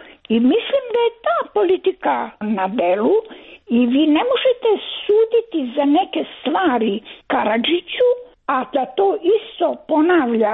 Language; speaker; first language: Croatian; native; Croatian